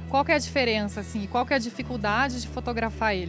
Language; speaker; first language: Portuguese; native; Portuguese